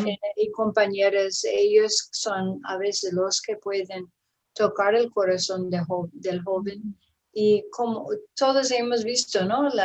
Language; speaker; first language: Spanish; non-native, fluent; English